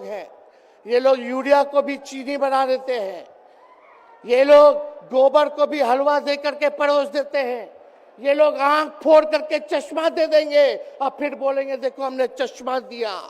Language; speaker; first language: Hindi; native; Hindi